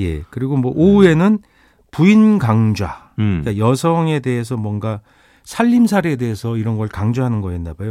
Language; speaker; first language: Korean; native; Korean